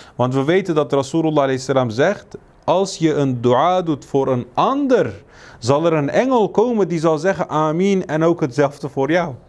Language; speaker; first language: Dutch; early bilingual, other home language; Turkish